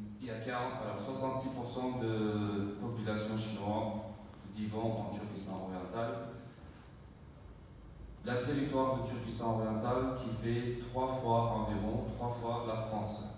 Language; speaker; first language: French; non-native, fluent; Uyghur